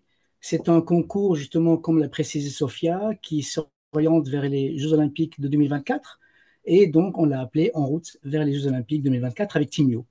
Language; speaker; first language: French; native; French